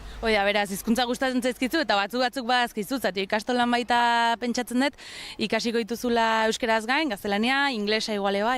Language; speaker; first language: Basque; native; Basque